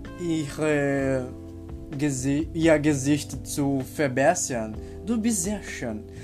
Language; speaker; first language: German; non-native, learner; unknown